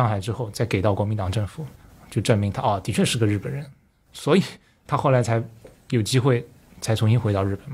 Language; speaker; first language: Chinese; native; Chinese